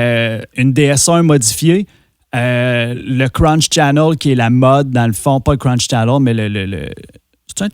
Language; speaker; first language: French; native; French